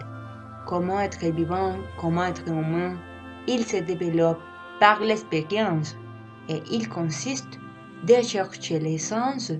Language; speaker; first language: French; non-native, learner; Spanish